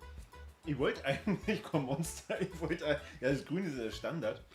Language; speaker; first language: German; native; German